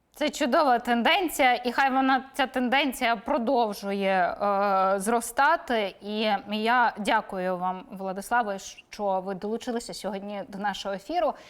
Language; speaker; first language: Ukrainian; native; Ukrainian